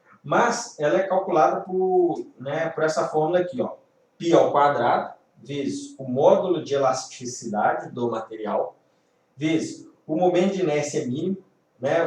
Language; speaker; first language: Portuguese; native; Portuguese